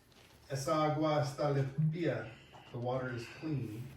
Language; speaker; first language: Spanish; non-native, learner; English